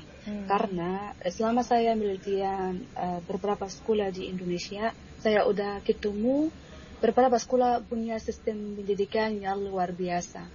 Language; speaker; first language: Indonesian; non-native, fluent; Arabic